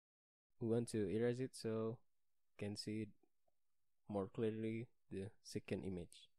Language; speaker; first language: English; non-native, learner; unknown